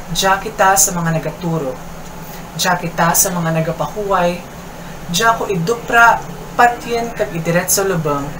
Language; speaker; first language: English; non-native, local second language; Kinaray-a